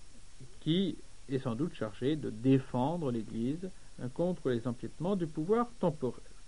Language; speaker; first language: French; native; French